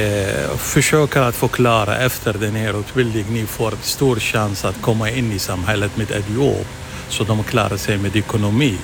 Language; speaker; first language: Swedish; non-native, fluent; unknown